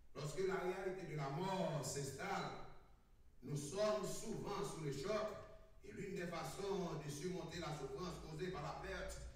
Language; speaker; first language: French; native; French